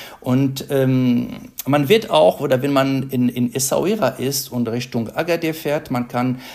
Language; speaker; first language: German; non-native, fluent; Arabic